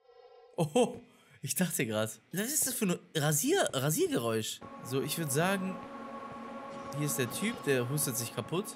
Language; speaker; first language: German; native; German